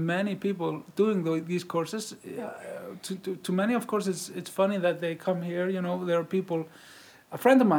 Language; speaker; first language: English; non-native, fluent; Icelandic